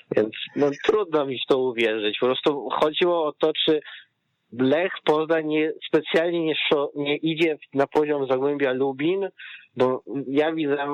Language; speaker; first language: Polish; native; Polish